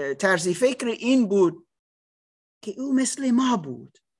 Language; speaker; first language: Persian; non-native, learner; English